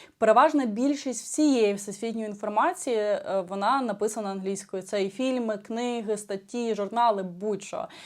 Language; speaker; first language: Ukrainian; non-native, local second language; Russian